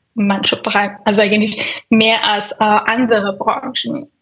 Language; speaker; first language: German; non-native, fluent; Persian